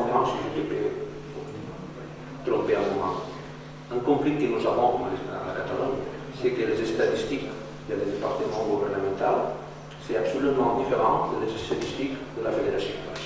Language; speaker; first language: French; non-native, learner; Catalan